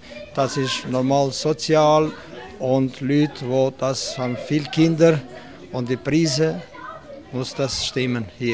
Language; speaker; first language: German; non-native, learner; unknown